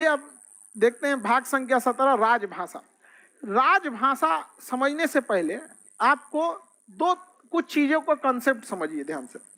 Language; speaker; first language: Hindi; native; Hindi